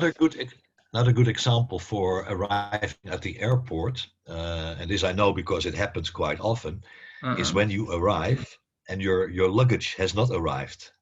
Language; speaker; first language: English; non-native, fluent; Dutch